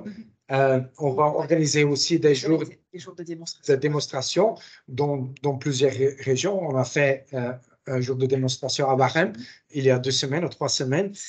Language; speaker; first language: French; non-native, local second language; Dutch